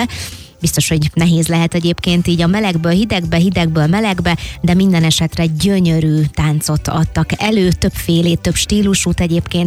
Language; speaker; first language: Hungarian; native; Hungarian